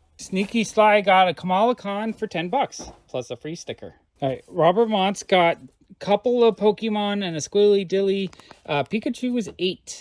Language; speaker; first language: English; native; English